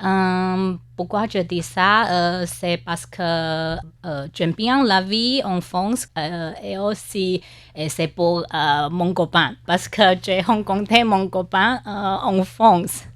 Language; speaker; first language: French; non-native, learner; Chinese